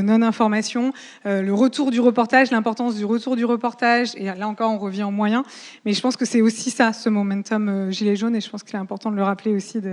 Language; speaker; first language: French; native; French